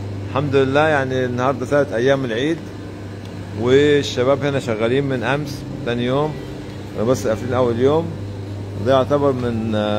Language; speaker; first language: Arabic; native; Arabic